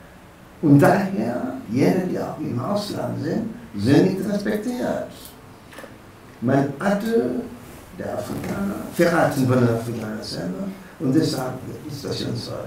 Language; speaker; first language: German; non-native, fluent; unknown